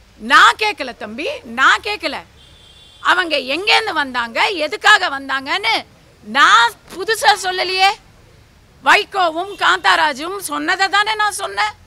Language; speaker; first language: Tamil; native; Tamil